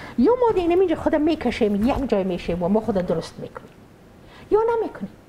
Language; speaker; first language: Persian; native; Persian